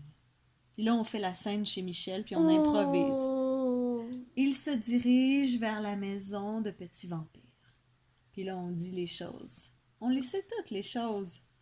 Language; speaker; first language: French; native; French